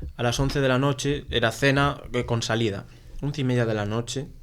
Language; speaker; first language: Spanish; native; Spanish